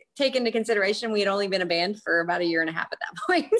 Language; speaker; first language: English; native; English